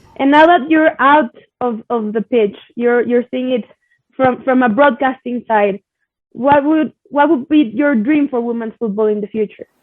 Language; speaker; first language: English; non-native, fluent; Spanish